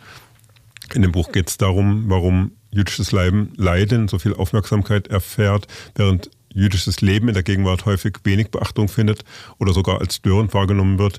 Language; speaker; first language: German; native; German